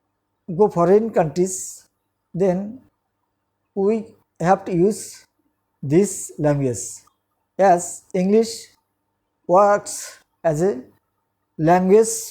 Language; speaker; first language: English; non-native, local second language; Bangla